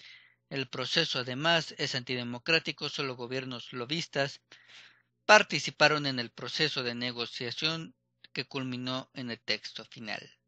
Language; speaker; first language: Spanish; native; Spanish